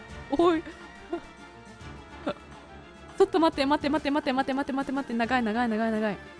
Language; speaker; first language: Japanese; non-native, fluent; English